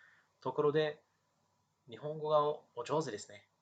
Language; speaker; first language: Japanese; non-native, fluent; English